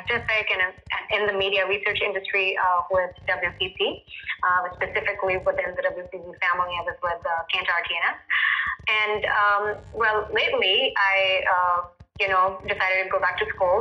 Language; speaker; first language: English; non-native, local second language; Punjabi